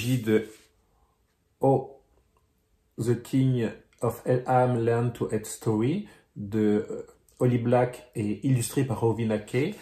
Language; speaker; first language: French; native; French